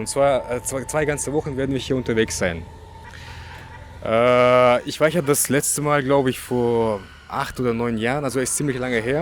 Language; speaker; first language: German; non-native, fluent; Russian